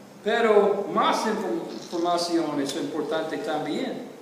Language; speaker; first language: Spanish; non-native, learner; English